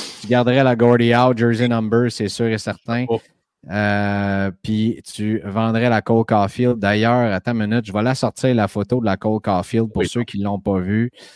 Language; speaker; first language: French; native; French